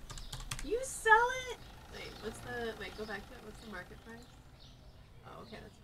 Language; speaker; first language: English; native; English